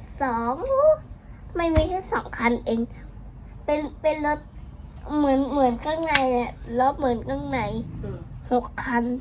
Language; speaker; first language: Thai; native; Thai